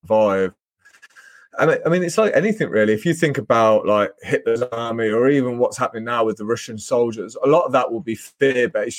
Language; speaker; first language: English; native; English